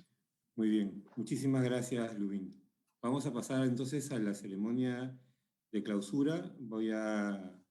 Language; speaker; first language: Spanish; native; Spanish